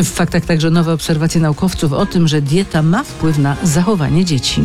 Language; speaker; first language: Polish; native; Polish